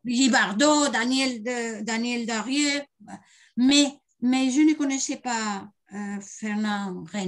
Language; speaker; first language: French; non-native, learner; Spanish